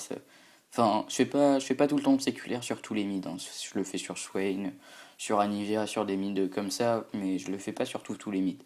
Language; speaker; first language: French; native; French